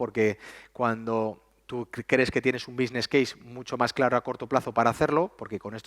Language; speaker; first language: Spanish; native; Spanish